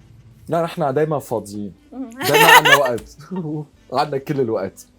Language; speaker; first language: Arabic; native; Arabic